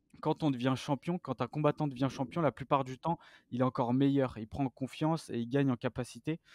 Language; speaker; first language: French; native; French